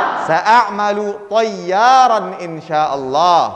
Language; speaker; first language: Arabic; non-native, fluent; Indonesian